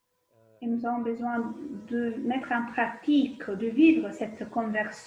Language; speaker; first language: French; non-native, fluent; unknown